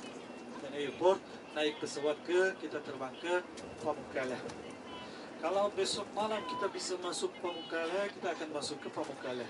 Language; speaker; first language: Indonesian; non-native, fluent; Turkish